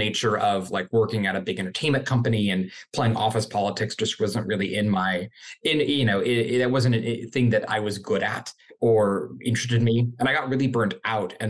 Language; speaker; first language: English; native; English